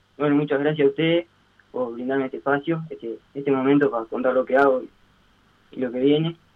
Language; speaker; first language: Spanish; native; Spanish